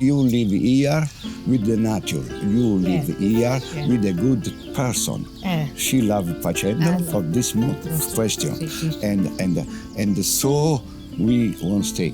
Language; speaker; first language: English; non-native, learner; Italian